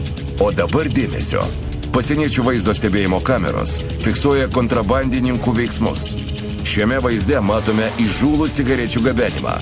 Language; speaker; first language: Lithuanian; native; Lithuanian